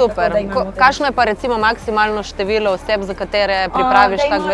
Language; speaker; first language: Slovenian; native; Slovenian